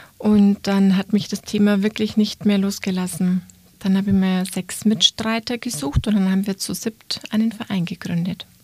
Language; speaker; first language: German; native; German